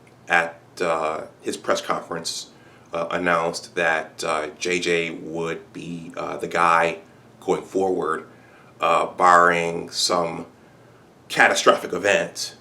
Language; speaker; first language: English; native; English